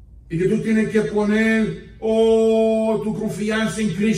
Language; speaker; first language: Spanish; native; Spanish